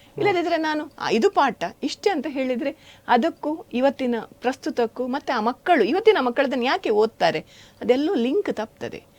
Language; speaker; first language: Kannada; native; Kannada